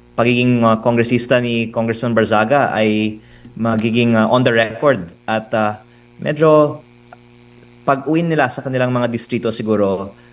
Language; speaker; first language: Filipino; native; Filipino